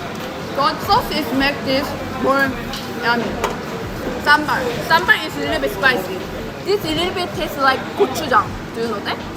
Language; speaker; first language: English; non-native, learner; Japanese